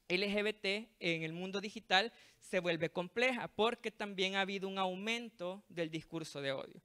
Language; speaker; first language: Spanish; native; Spanish